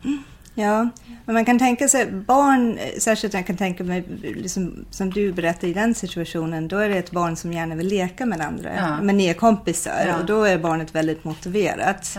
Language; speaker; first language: Swedish; non-native, fluent; English